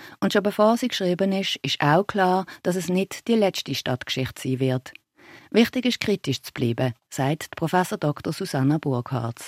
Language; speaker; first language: German; native; German